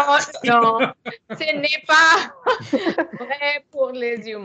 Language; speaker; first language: French; non-native, learner; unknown